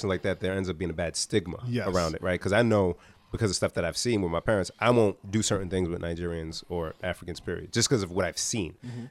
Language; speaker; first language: English; native; English